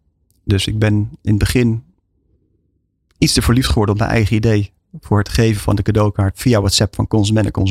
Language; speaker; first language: Dutch; native; Dutch